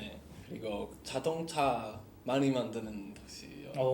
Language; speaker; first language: Korean; non-native, learner; English